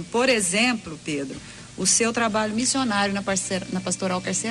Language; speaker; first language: Portuguese; native; Portuguese